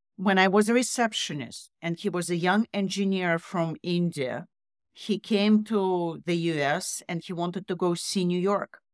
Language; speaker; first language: English; non-native, fluent; Russian